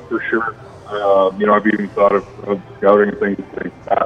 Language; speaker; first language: English; native; English